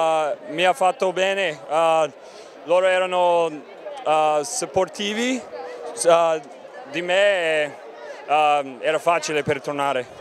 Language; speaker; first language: Italian; non-native, learner; English